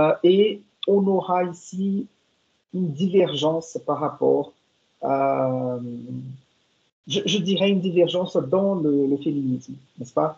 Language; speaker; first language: French; non-native, fluent; Portuguese